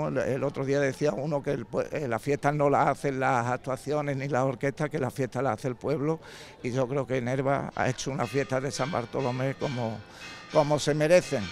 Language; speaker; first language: Spanish; native; Spanish